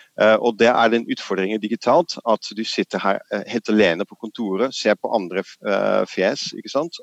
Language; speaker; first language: Norwegian; non-native, fluent; Dutch